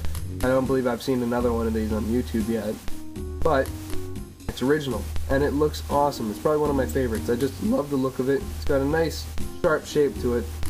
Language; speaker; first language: English; native; English